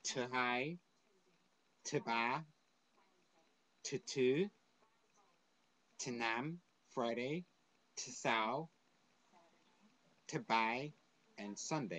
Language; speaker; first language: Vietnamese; non-native, learner; English